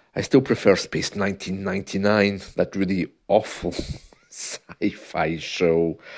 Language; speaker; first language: English; native; English